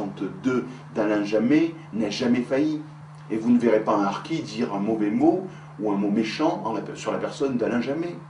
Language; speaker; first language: French; native; French